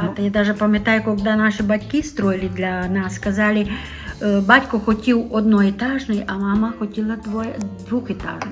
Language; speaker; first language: Ukrainian; non-native, local second language; Romanian